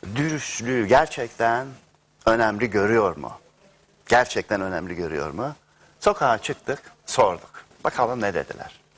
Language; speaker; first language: Turkish; native; Turkish